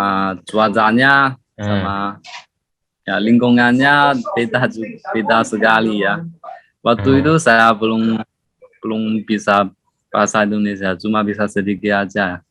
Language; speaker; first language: Indonesian; non-native, learner; Chinese